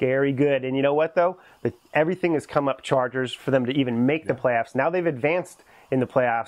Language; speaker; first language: English; native; English